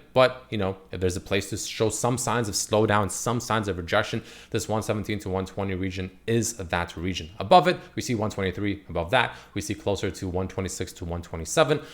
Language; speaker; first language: English; native; English